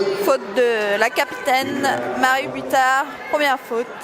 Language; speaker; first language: French; native; French